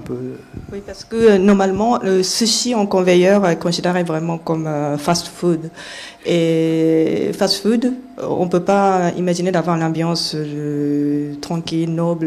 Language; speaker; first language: French; non-native, fluent; Japanese